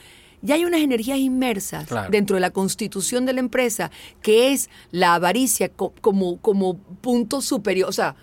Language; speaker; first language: Spanish; native; Spanish